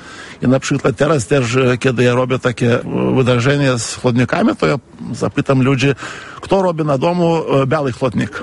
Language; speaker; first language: Polish; non-native, fluent; Lithuanian